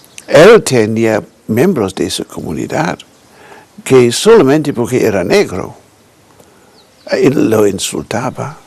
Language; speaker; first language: Spanish; non-native, fluent; English